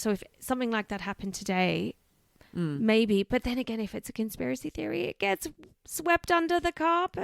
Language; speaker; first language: English; native; English